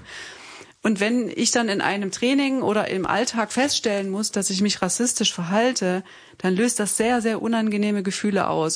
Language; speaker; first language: German; native; German